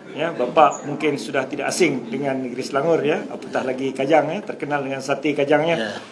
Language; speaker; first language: Malay; native; Malay